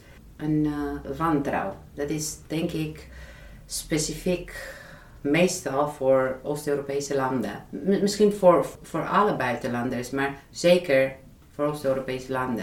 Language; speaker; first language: Dutch; non-native, fluent; Romanian